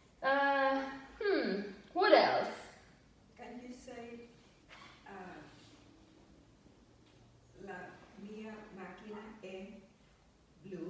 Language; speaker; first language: English; non-native, fluent; Italian